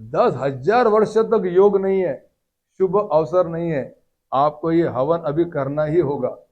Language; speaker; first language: Hindi; non-native, local second language; Marathi